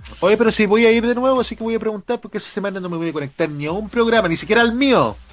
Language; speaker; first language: Spanish; native; Spanish